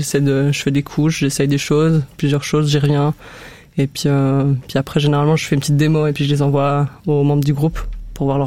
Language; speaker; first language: French; native; French